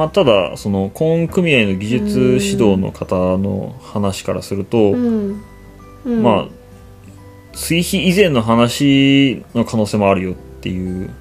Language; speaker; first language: Japanese; native; Japanese